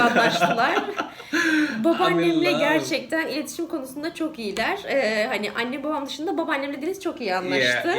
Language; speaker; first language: Turkish; native; Turkish